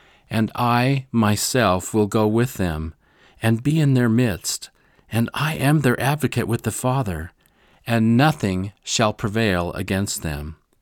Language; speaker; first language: English; native; English